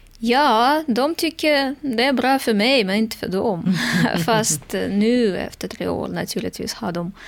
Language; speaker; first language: Swedish; non-native, fluent; Russian